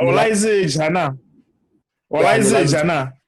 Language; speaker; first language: Chinese; non-native, learner; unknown